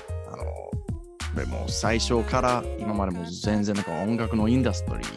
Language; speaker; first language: Japanese; non-native, fluent; English